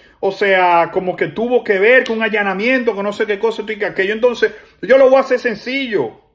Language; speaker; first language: Spanish; native; Spanish